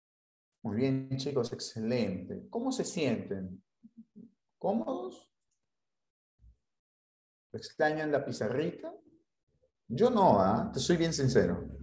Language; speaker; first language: Spanish; native; Spanish